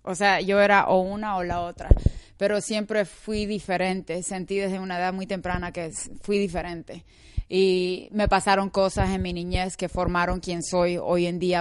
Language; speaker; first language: Spanish; early bilingual, heritage; Spanish